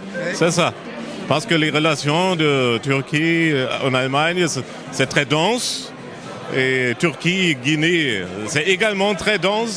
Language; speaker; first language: French; non-native, fluent; German